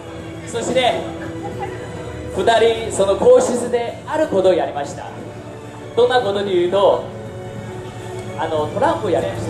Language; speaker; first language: Japanese; non-native, fluent; Chinese